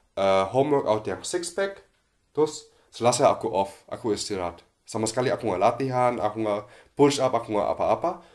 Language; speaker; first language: Indonesian; non-native, fluent; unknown